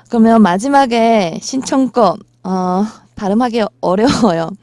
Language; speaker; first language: Korean; non-native, fluent; Chinese